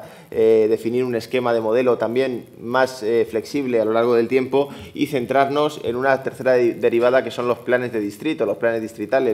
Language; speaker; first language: Spanish; native; Spanish